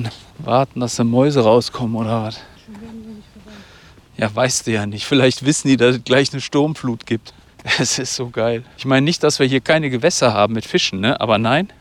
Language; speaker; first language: German; native; German